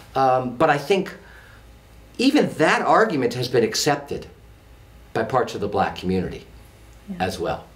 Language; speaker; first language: English; native; English